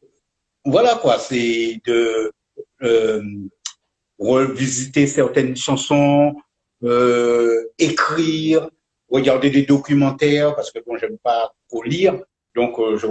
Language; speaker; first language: French; native; French